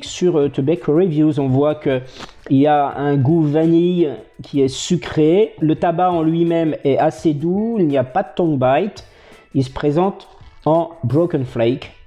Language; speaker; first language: French; native; French